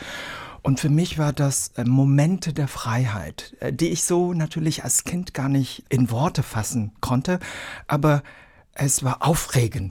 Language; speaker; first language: German; early bilingual, other home language; Vietnamese